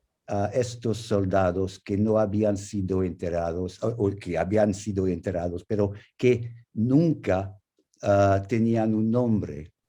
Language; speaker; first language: Spanish; non-native, fluent; English